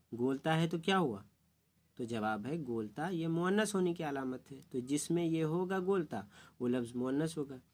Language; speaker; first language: Urdu; native; Urdu